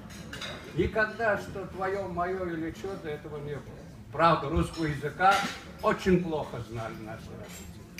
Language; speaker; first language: Russian; non-native, local second language; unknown